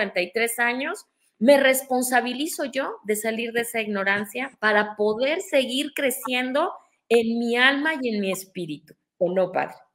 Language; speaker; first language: Spanish; native; Spanish